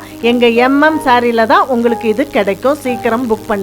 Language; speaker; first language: Tamil; native; Tamil